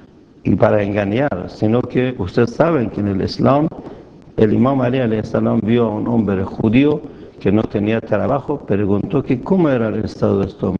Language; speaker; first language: Spanish; non-native, fluent; Persian